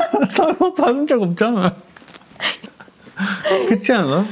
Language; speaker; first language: Korean; non-native, learner; English